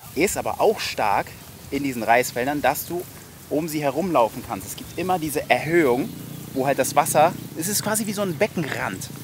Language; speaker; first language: German; native; German